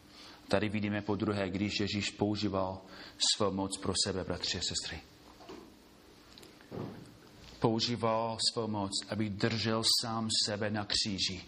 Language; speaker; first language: Czech; non-native, fluent; English